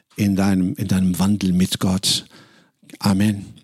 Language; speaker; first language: German; non-native, fluent; Arabic